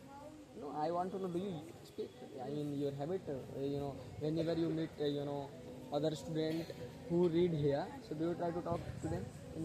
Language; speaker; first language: English; non-native, local second language; Hindi